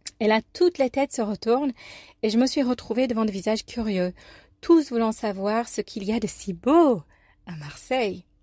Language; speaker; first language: French; non-native, fluent; English